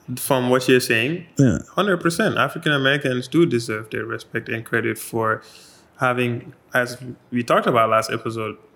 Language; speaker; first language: English; non-native, local second language; Wolof